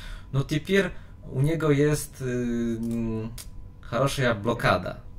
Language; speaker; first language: Russian; non-native, learner; Polish